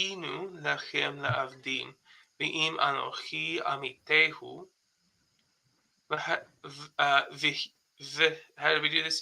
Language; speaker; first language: Hebrew; non-native, fluent; English